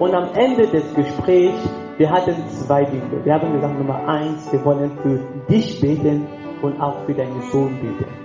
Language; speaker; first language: German; non-native, fluent; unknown